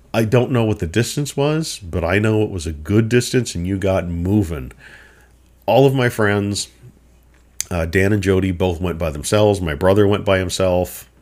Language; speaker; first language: English; native; English